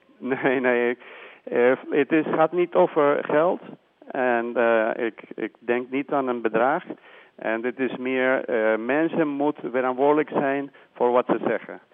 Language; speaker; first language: Dutch; non-native, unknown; Spanish